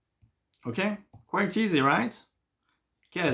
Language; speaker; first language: English; non-native, fluent; French